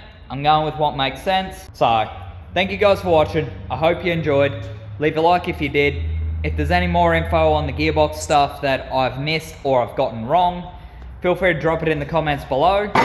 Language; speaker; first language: English; native; English